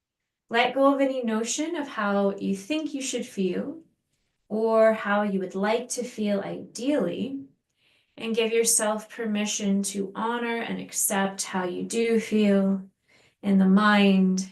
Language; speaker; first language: English; native; English